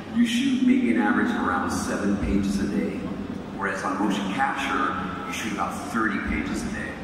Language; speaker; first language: English; native; English